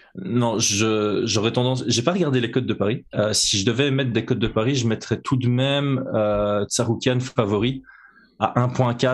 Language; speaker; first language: French; native; French